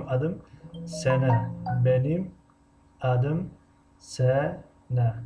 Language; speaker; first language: Turkish; non-native, fluent; Tajik